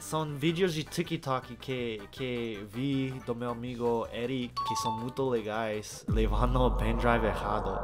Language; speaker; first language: Portuguese; non-native, fluent; English